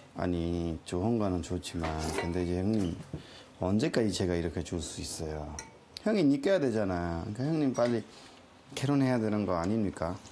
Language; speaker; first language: Korean; non-native, fluent; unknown